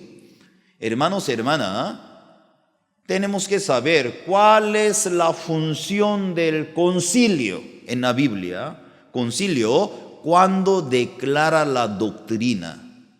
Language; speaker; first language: Spanish; non-native, learner; Korean